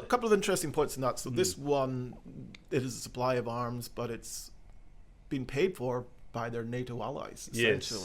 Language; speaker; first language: English; native; English